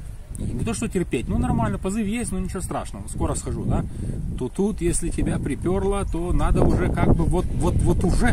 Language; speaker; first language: Russian; native; Russian